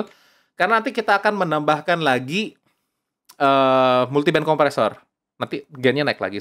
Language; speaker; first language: Indonesian; native; Indonesian